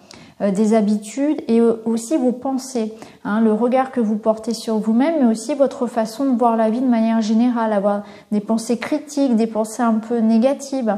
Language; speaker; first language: French; native; French